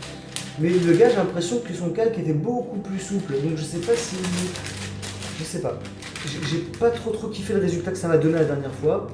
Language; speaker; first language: French; native; French